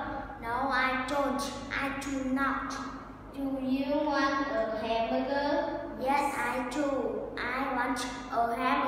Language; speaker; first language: English; non-native, learner; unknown